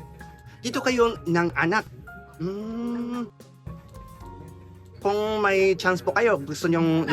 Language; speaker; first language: Filipino; non-native, fluent; Japanese